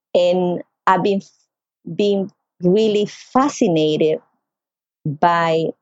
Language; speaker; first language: English; non-native, learner; Spanish